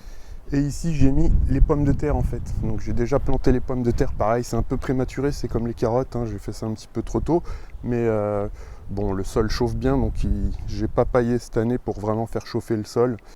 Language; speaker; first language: French; native; French